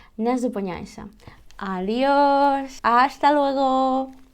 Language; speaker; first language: Spanish; non-native, fluent; Ukrainian